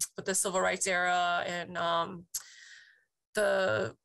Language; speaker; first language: English; native; English